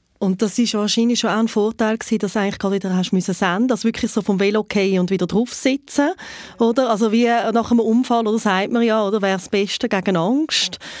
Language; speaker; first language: German; native; German